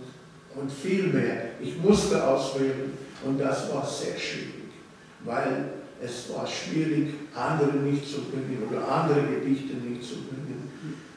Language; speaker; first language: German; early bilingual, heritage; German